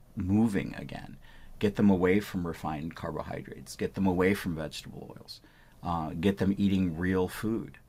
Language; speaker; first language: English; early bilingual, other home language; Punjabi